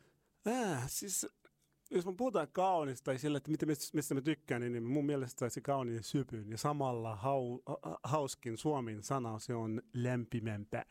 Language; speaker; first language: Finnish; non-native, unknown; Arabic